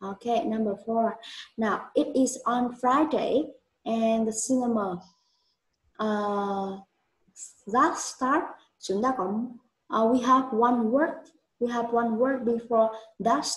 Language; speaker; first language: English; non-native, learner; Vietnamese